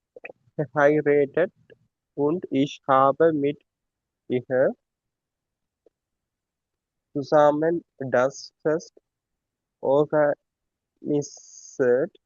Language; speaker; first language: German; non-native, learner; Tamil